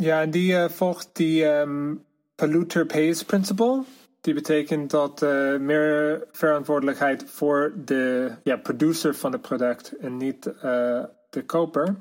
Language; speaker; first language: Dutch; non-native, fluent; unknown